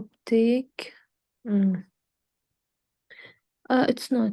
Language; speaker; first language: English; non-native, learner; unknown